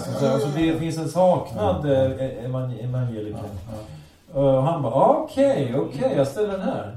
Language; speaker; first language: Swedish; native; Swedish